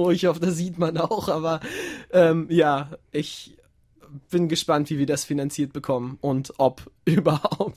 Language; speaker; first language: German; native; German